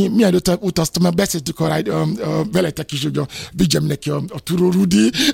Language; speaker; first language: Hungarian; non-native, learner; Yoruba